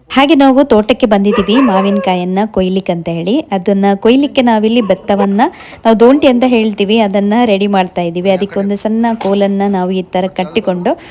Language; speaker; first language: Kannada; native; Kannada